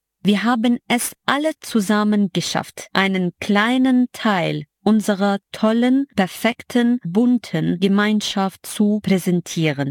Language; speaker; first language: German; non-native, fluent; Arabic